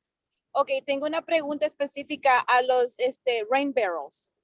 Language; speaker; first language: Spanish; early bilingual, heritage; Spanish